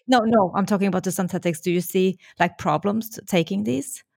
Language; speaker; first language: English; non-native, fluent; Norwegian